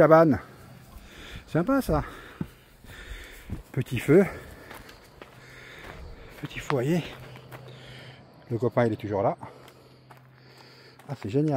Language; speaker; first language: French; native; French